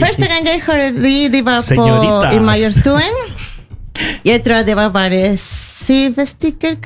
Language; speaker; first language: Norwegian; non-native, learner; Spanish